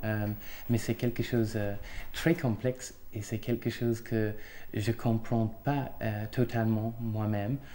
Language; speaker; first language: French; non-native, fluent; English